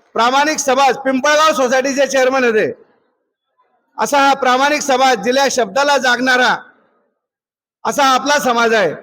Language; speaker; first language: Marathi; native; Marathi